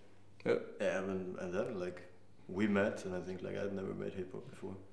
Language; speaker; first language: English; non-native, fluent; Danish